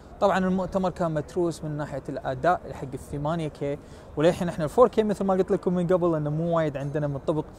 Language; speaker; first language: Arabic; native; Arabic